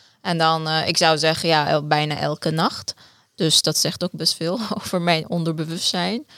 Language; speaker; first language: Dutch; non-native, fluent; Persian